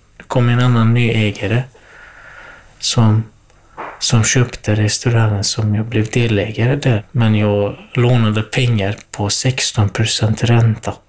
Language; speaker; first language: Swedish; non-native, fluent; Kurdish